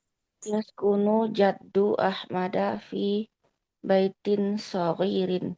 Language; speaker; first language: Arabic; non-native, learner; Indonesian